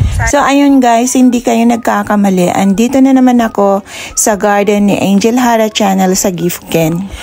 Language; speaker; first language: Filipino; native; Filipino